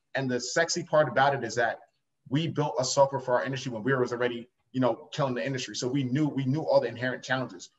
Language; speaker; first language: English; native; English